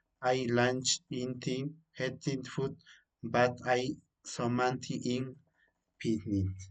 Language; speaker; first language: English; non-native, learner; Spanish